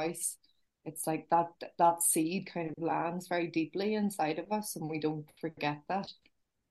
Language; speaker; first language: English; native; English